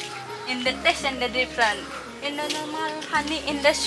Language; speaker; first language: English; non-native, learner; Indonesian